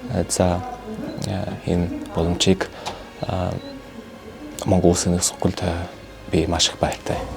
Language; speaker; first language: Mongolian; non-native, learner; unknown